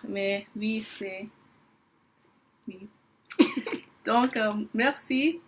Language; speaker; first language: French; non-native, learner; English